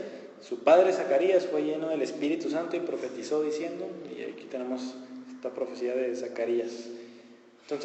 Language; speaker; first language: Spanish; native; Spanish